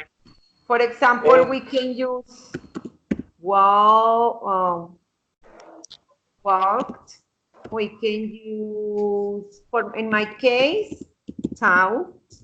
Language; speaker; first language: English; non-native, fluent; Spanish